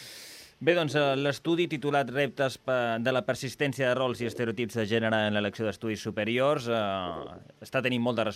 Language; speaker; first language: Catalan; native; Catalan